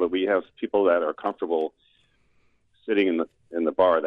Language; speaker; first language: English; native; English